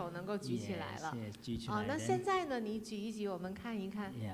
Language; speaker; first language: Chinese; native; Chinese